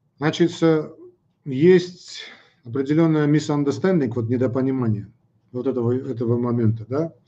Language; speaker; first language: Russian; non-native, local second language; Armenian